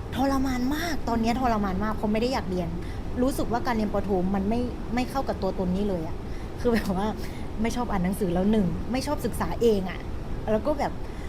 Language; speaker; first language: Thai; native; Thai